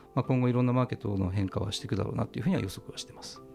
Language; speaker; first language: Japanese; native; Japanese